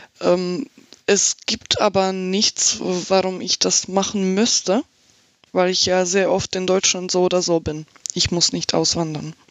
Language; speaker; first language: German; non-native, fluent; Slovak